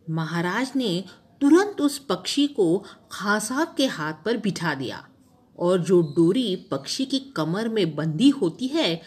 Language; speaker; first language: Hindi; non-native, local second language; Marathi